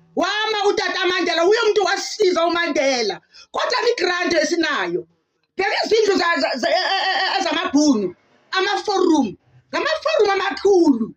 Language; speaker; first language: Zulu; non-native, local second language; Southern Sotho